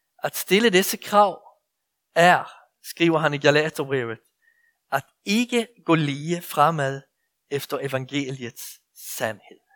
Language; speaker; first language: Danish; native; Danish